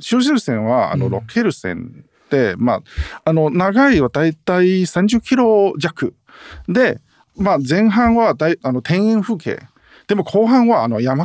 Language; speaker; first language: Japanese; non-native, learner; Chinese